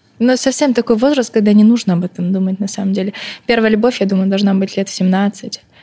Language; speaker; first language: Russian; early bilingual, other home language; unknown